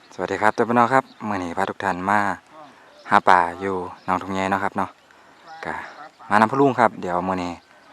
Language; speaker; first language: Thai; native; Thai